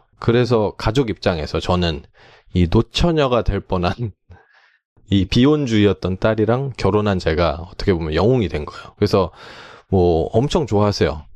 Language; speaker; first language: Korean; native; Korean